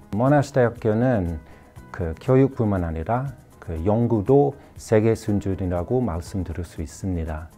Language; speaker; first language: Korean; non-native, fluent; English